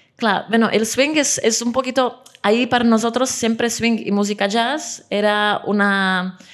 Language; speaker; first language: Spanish; non-native, fluent; Czech